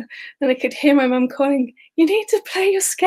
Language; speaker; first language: English; native; English